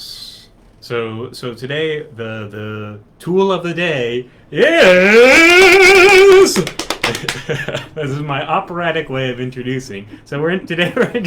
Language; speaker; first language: English; native; English